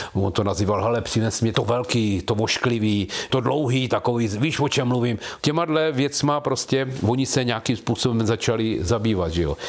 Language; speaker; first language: Czech; native; Czech